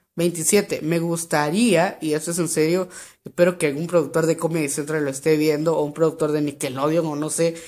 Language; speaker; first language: Spanish; native; Spanish